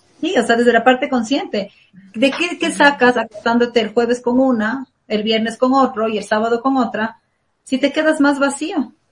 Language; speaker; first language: Spanish; native; Spanish